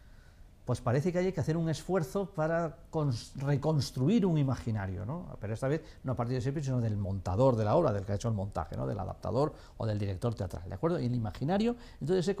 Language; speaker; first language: Spanish; native; Spanish